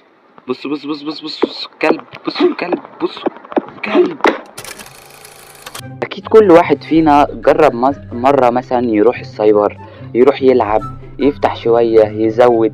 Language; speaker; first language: Arabic; native; Arabic